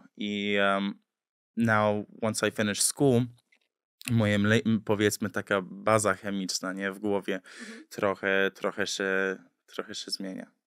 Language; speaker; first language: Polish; early bilingual, heritage; English